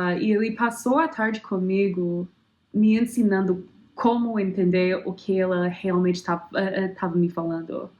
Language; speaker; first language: Portuguese; non-native, fluent; English